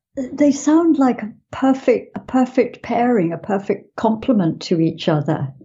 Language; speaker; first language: English; native; English